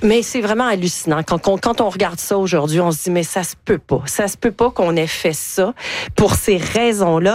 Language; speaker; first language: French; native; French